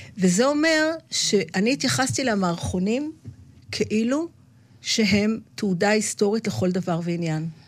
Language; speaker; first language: Hebrew; native; Hebrew